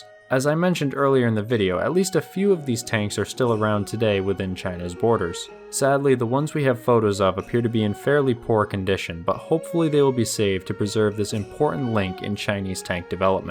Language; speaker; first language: English; native; English